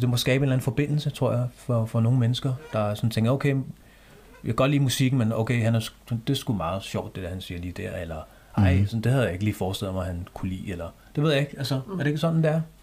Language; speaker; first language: Danish; early bilingual, other home language; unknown